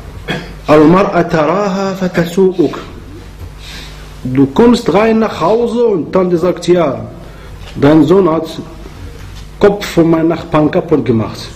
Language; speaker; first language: German; non-native, fluent; Arabic